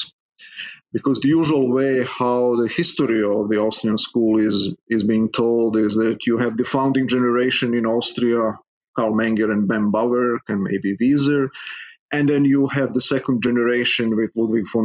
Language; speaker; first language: English; non-native, fluent; Serbian